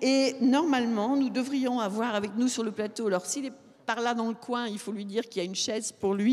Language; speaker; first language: French; native; French